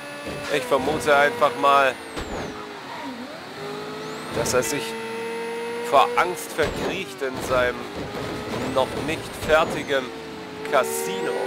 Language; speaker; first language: German; native; German